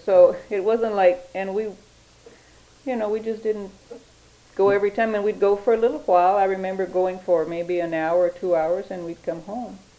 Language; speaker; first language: English; early bilingual, other home language; Spanish